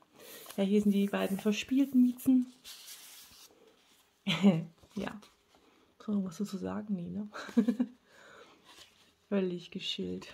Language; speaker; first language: German; native; German